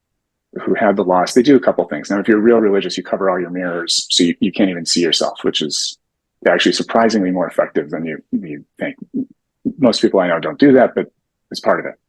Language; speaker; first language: English; native; English